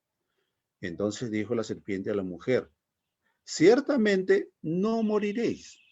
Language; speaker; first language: Spanish; native; Spanish